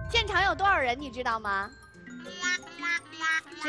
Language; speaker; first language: Chinese; native; Chinese